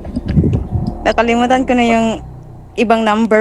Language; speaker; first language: Filipino; non-native, local second language; Cebuano